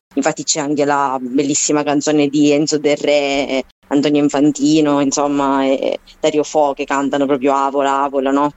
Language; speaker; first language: Italian; native; Italian